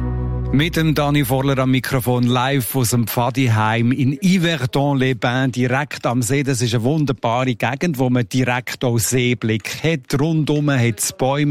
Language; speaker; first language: German; native; German